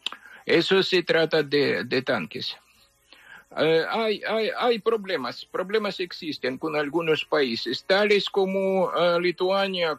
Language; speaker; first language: Spanish; non-native, fluent; Ukrainian